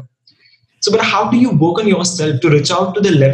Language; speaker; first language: English; non-native, local second language; Hindi